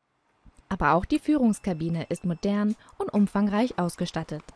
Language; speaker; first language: German; native; German